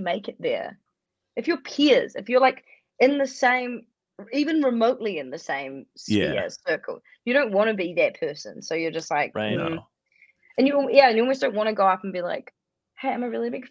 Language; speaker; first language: English; native; English